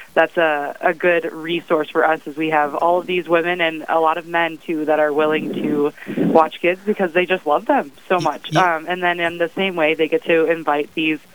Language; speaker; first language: English; native; English